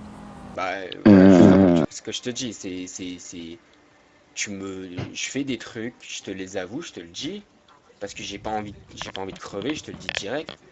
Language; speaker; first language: French; native; French